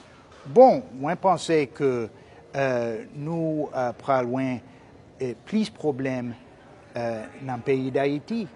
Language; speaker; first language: Haitian Creole; non-native, fluent; English